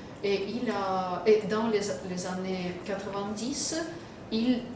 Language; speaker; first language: French; non-native, fluent; Russian